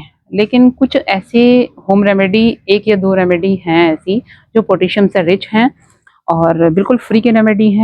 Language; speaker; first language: Hindi; native; Hindi